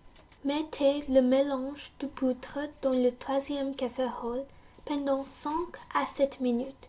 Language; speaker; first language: French; non-native, learner; English